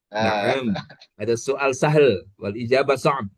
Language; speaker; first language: Arabic; non-native, fluent; Indonesian